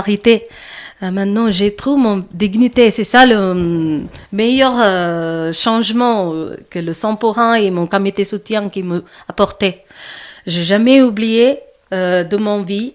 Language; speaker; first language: French; non-native, learner; Malayalam